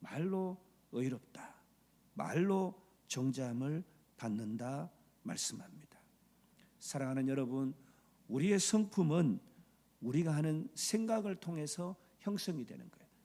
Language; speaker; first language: Korean; native; Korean